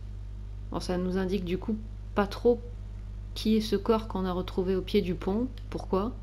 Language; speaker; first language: French; native; French